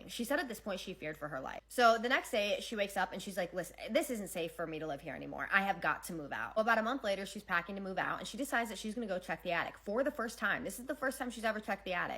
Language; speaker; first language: English; native; English